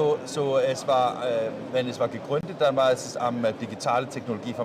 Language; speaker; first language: German; non-native, learner; Danish